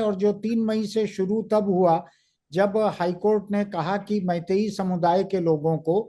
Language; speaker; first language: Hindi; native; Hindi